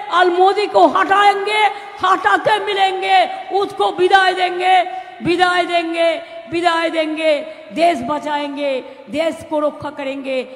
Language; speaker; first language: Hindi; non-native, local second language; Bangla